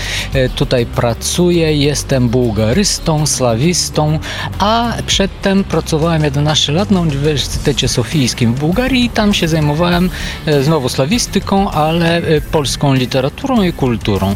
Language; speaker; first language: Polish; non-native, fluent; Bulgarian